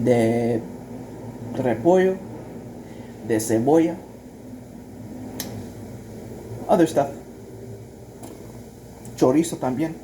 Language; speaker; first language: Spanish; early bilingual, heritage; English